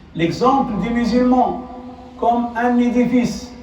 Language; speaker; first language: French; non-native, local second language; Arabic